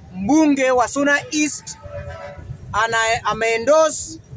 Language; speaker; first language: Swahili; non-native, local second language; Luo (Kenya and Tanzania)